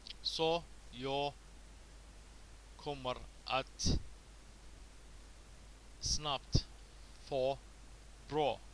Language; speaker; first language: Swedish; non-native, fluent; Somali